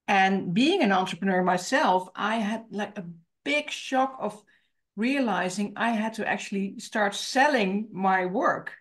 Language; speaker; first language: English; non-native, fluent; Dutch